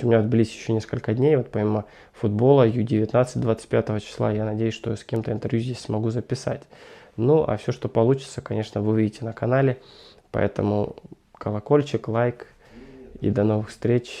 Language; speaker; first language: Russian; native; Russian